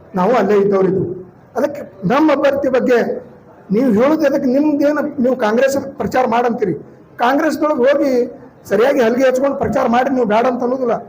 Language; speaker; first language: Kannada; non-native, local second language; Lambadi